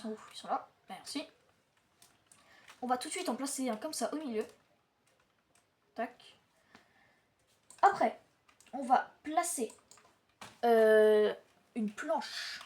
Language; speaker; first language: French; native; French